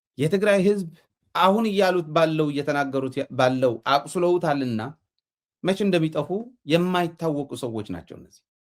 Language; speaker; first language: Amharic; non-native, local second language; Tigrinya